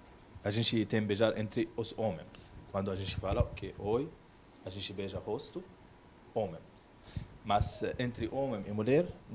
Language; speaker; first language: Portuguese; non-native, learner; Arabic